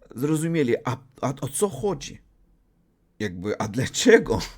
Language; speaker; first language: Polish; non-native, learner; Russian